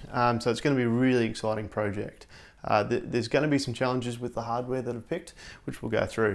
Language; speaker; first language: English; native; English